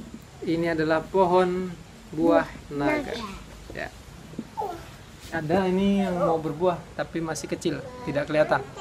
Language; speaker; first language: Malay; non-native, local second language; Javanese